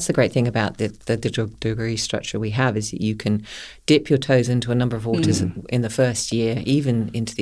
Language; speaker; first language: English; native; English